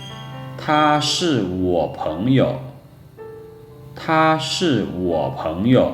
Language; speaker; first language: Chinese; non-native, fluent; Lao